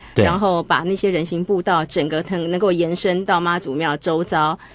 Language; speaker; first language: Chinese; native; Chinese